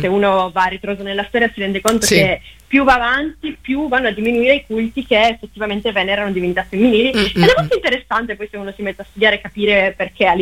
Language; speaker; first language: Italian; native; Italian